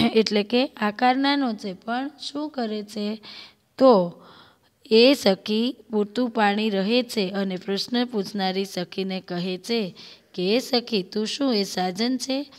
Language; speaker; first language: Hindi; non-native, local second language; Gujarati